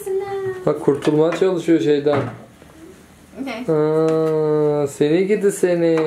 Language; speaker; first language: Turkish; native; Turkish